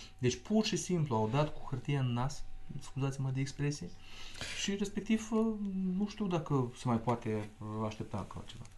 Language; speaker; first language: Romanian; non-native, local second language; Russian